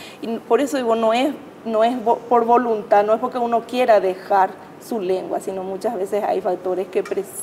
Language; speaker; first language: Spanish; native; Spanish